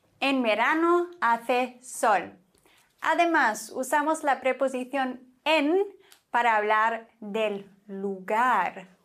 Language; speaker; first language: Spanish; non-native, fluent; German